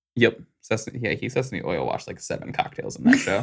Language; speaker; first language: English; native; English